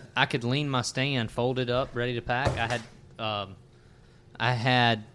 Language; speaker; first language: English; native; English